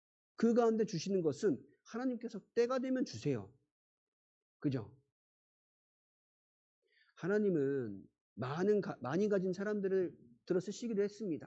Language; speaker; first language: Korean; native; Korean